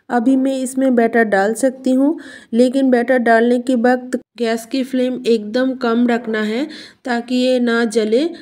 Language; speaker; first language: Hindi; non-native, local second language; Bangla